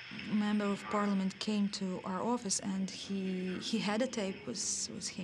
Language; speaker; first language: English; non-native, fluent; Ukrainian